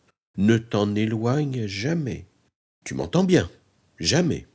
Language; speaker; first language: French; native; French